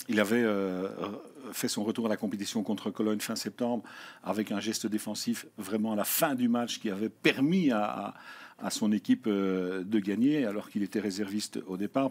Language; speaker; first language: French; native; French